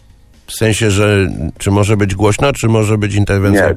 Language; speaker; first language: Polish; native; Polish